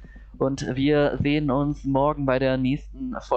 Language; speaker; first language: German; native; German